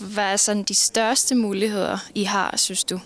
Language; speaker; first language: Danish; non-native, fluent; Icelandic